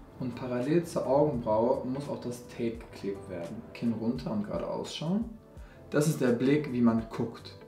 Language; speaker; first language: German; early bilingual, other home language; Albanian